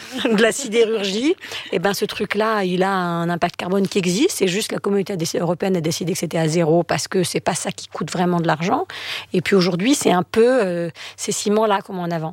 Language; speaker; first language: French; native; French